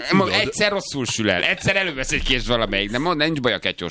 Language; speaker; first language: Hungarian; native; Hungarian